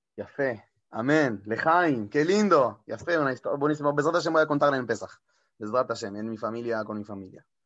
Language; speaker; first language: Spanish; non-native, fluent; Hebrew